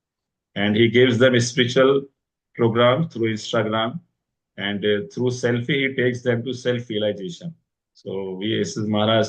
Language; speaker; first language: English; non-native, local second language; Hindi